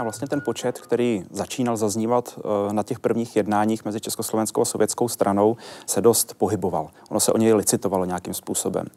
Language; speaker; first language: Czech; native; Czech